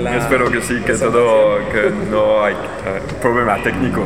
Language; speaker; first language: Spanish; non-native, learner; French